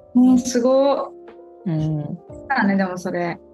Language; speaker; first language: Japanese; non-native, local second language; Portuguese